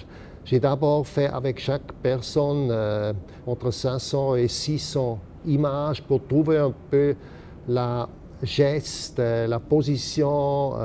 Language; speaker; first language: French; non-native, local second language; German